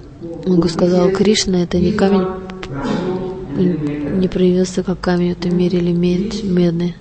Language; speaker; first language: Russian; non-native, learner; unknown